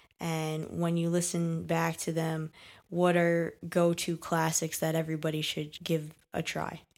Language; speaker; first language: English; native; English